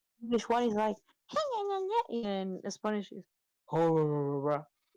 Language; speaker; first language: English; non-native, learner; Spanish